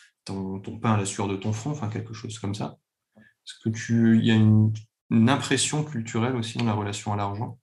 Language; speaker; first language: French; native; French